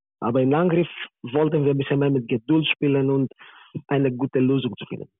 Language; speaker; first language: German; non-native, learner; Greek